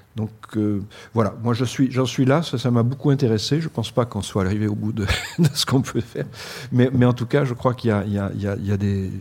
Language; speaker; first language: French; native; French